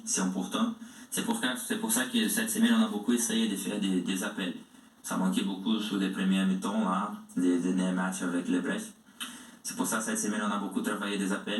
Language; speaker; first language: French; non-native, learner; Portuguese